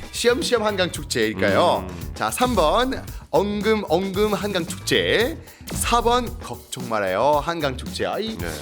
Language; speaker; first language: Korean; non-native, fluent; French